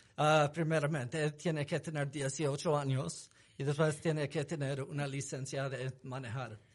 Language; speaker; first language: Spanish; non-native, fluent; English